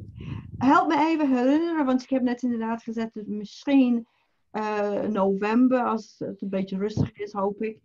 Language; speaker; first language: Dutch; non-native, fluent; English